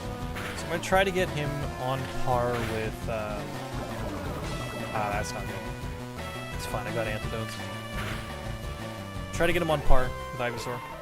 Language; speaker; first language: English; native; English